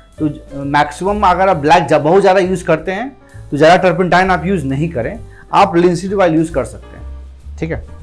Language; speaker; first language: Hindi; non-native, local second language; Gujarati